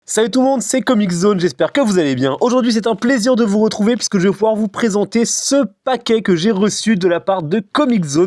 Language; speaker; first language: French; native; French